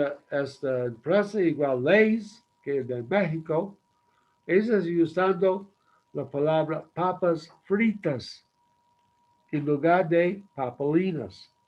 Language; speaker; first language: Spanish; non-native, learner; English